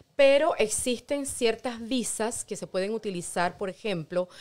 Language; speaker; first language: Spanish; native; Spanish